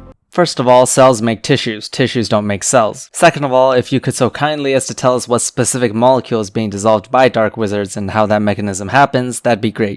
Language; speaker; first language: English; native; English